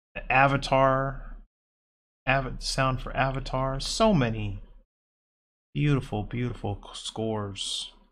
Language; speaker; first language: English; native; English